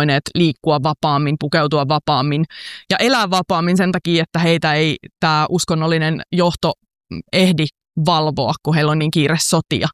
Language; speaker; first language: Finnish; native; Finnish